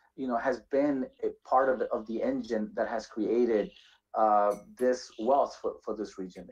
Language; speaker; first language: English; native; English